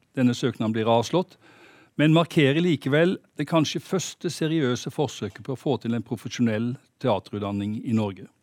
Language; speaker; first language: Norwegian; native; Norwegian